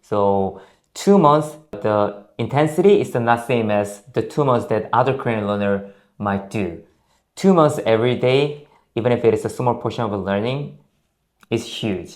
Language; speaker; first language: English; non-native, fluent; Korean